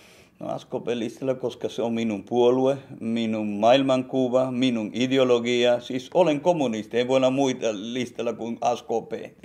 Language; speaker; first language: Finnish; non-native, fluent; Spanish